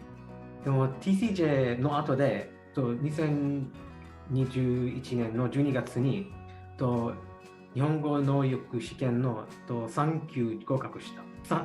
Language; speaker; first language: Japanese; non-native, learner; English